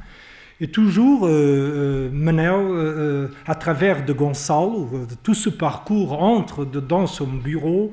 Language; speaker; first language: French; non-native, fluent; Portuguese